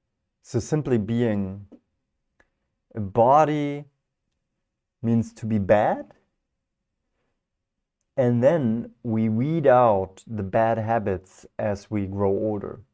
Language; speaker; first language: English; non-native, fluent; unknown